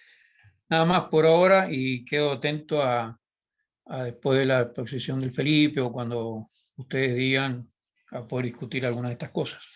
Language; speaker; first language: Spanish; native; Spanish